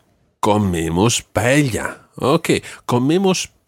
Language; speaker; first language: Spanish; non-native, fluent; English